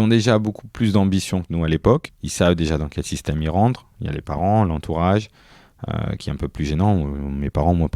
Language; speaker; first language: French; native; French